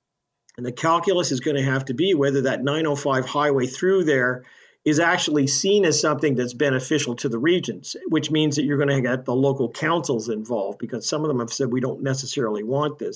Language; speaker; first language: English; native; English